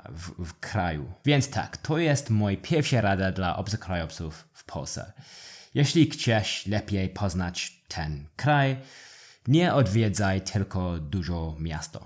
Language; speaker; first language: Polish; non-native, learner; English